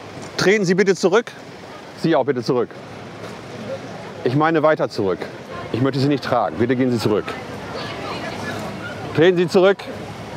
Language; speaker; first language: German; native; German